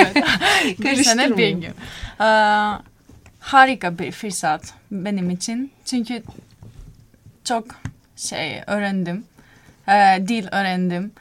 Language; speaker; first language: Turkish; non-native, learner; Finnish